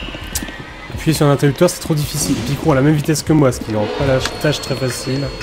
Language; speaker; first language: French; native; French